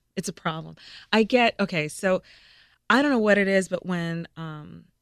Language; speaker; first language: English; native; English